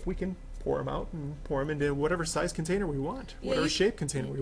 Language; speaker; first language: English; native; English